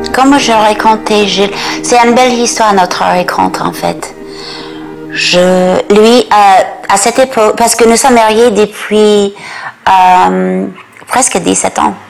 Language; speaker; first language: French; non-native, learner; English